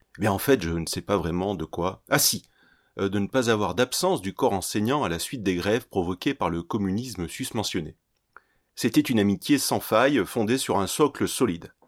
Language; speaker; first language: French; native; French